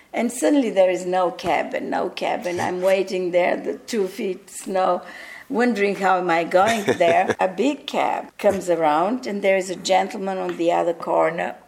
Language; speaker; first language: English; early bilingual, other home language; Bulgarian